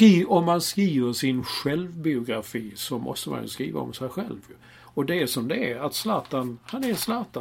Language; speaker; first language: Swedish; native; Swedish